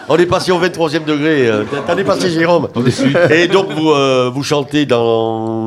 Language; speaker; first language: French; native; French